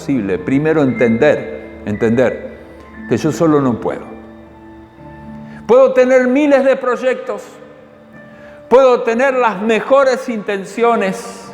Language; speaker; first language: Spanish; native; Spanish